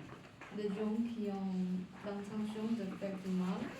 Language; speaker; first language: French; non-native, learner; Chinese